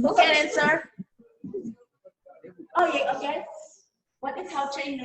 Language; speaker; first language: English; non-native, learner; Indonesian